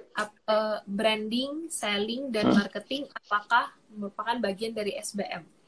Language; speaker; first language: Indonesian; native; Indonesian